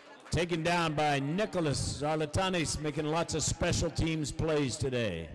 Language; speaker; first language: English; native; English